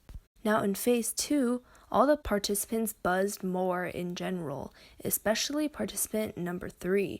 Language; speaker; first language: English; native; English